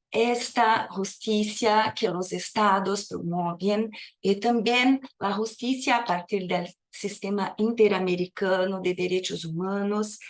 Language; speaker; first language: Spanish; non-native, fluent; Portuguese